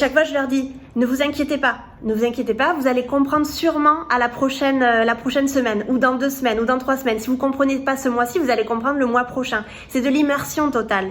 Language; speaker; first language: French; native; French